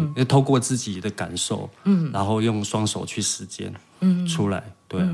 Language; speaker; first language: Chinese; native; Chinese